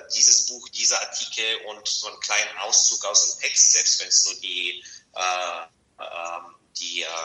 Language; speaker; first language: German; non-native, fluent; Bulgarian